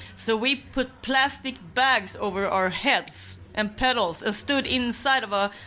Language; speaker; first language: English; non-native, fluent; Swedish